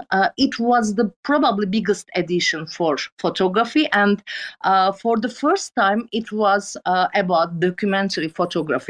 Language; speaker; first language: English; non-native, fluent; Turkish